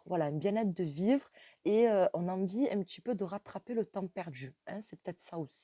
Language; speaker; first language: French; native; French